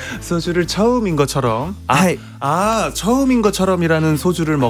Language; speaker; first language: Korean; native; Korean